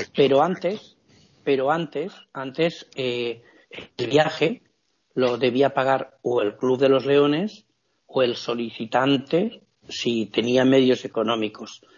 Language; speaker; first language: Spanish; native; Spanish